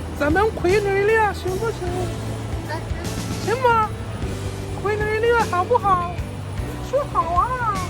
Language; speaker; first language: Chinese; non-native, learner; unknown